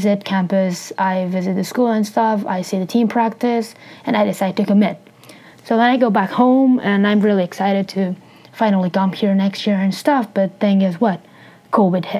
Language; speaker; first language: English; non-native, fluent; Spanish